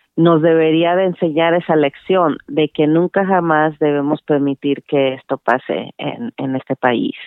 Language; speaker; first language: Spanish; native; Spanish